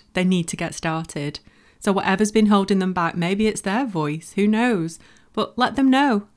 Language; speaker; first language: English; native; English